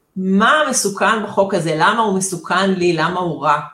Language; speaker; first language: Hebrew; native; Hebrew